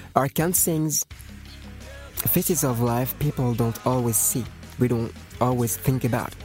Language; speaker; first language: English; non-native, fluent; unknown